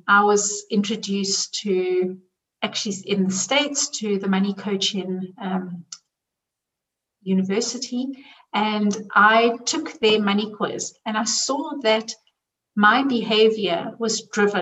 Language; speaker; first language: English; native; English